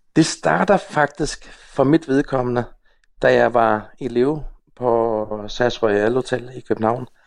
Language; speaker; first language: Danish; non-native, local second language; Faroese